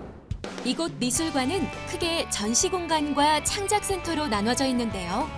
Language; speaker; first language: Korean; native; Korean